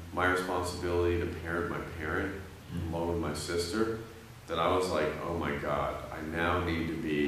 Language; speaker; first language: English; native; English